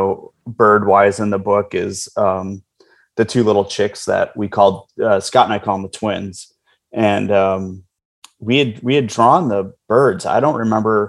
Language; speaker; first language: English; native; English